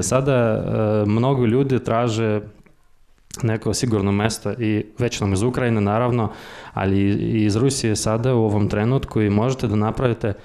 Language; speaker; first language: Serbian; non-native, fluent; Russian